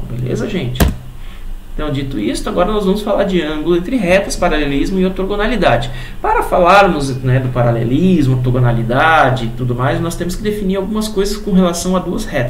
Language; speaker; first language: Portuguese; native; Portuguese